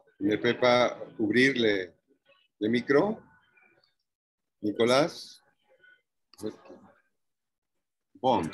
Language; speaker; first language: French; non-native, fluent; Spanish